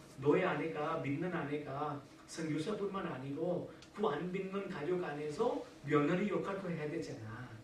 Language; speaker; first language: Korean; non-native, fluent; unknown